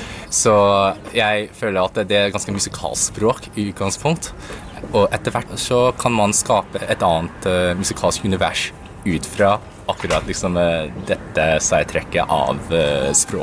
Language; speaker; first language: Norwegian; early bilingual, other home language; Cantonese